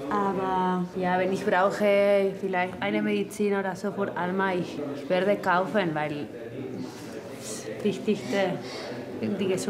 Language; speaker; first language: German; non-native, learner; Spanish